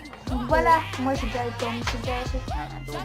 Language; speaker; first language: French; native; French